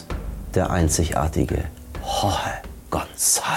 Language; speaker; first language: German; native; German